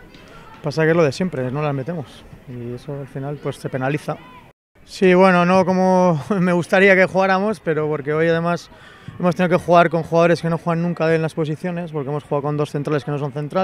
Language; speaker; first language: Spanish; native; Spanish